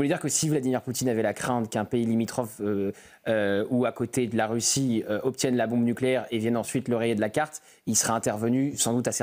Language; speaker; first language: French; native; French